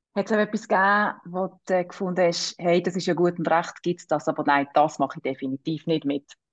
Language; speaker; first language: German; native; German